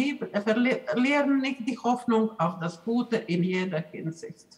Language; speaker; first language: German; non-native, fluent; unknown